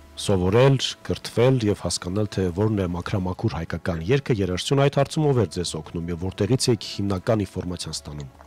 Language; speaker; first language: Armenian; native; Armenian